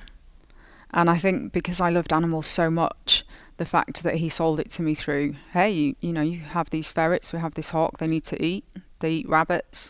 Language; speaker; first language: English; native; English